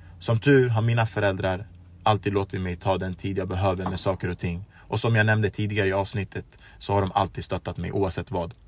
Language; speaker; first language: Swedish; early bilingual, other home language; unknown